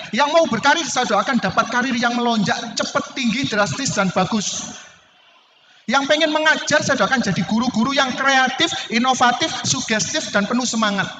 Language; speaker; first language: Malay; non-native, local second language; Javanese